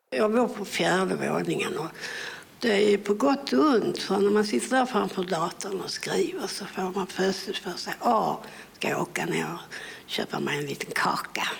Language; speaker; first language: Swedish; early bilingual, other home language; English